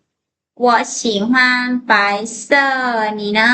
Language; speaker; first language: Chinese; non-native, fluent; Lao